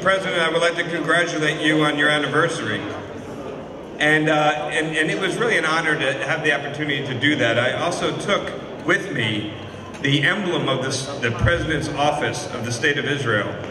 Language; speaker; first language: English; native; English